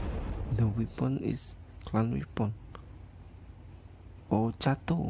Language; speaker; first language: English; non-native, learner; Indonesian